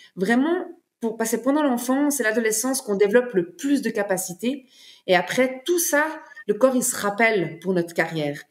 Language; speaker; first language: French; native; French